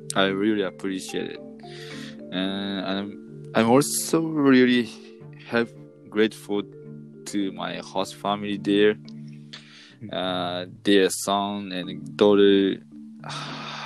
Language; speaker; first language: English; non-native, fluent; Japanese